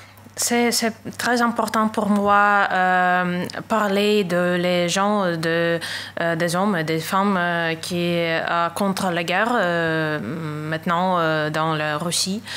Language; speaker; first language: French; non-native, learner; Russian